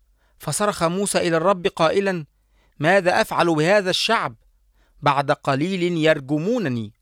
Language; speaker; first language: Arabic; native; Arabic